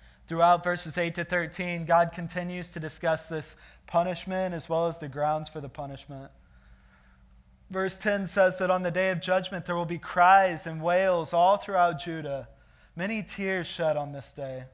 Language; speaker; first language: English; native; English